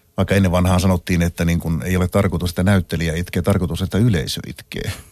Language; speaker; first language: Finnish; native; Finnish